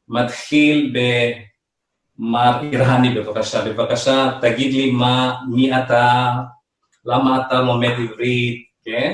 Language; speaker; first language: Hebrew; non-native, fluent; Indonesian